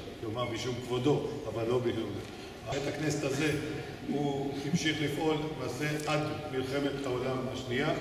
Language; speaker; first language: Hebrew; native; Hebrew